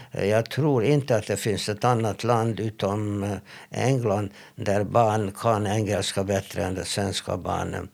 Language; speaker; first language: Swedish; non-native, fluent; Hebrew